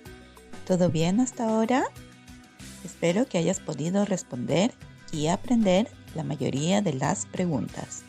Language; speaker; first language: Spanish; non-native, fluent; Norwegian